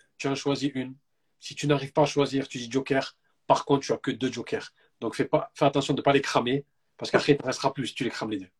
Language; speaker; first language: French; native; French